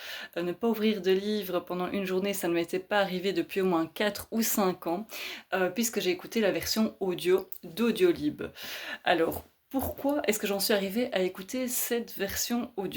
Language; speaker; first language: French; native; French